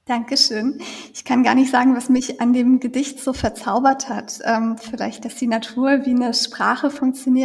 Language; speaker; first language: German; native; German